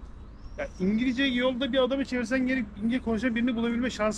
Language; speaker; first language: Turkish; native; Turkish